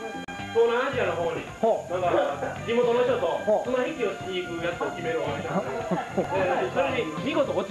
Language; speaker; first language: Japanese; native; Japanese